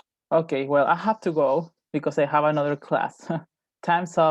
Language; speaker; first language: English; non-native, fluent; Spanish